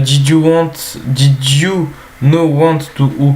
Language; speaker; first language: English; non-native, learner; French